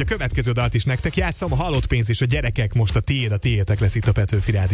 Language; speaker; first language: Hungarian; native; Hungarian